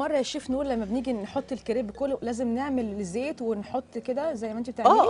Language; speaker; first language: Arabic; native; Arabic